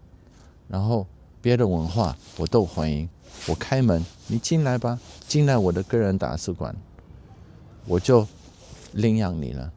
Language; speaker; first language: Chinese; non-native, fluent; Dutch